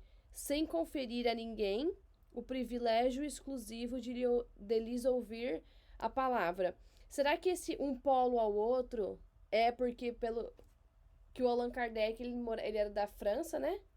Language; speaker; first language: Portuguese; native; Portuguese